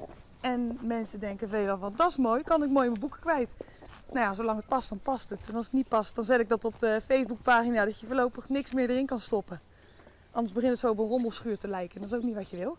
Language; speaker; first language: Dutch; native; Dutch